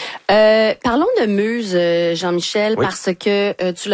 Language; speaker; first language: French; native; French